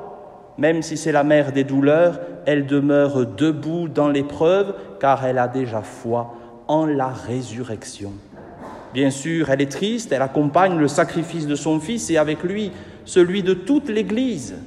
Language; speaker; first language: French; native; French